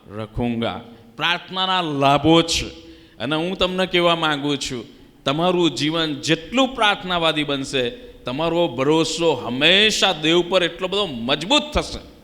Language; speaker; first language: Gujarati; native; Gujarati